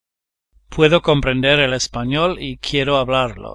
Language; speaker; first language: Spanish; non-native, learner; English